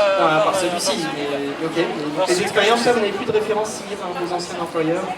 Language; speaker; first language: French; native; French